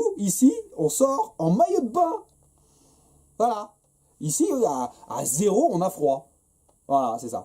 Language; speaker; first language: French; native; French